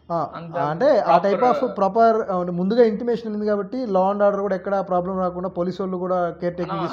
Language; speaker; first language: Telugu; native; Telugu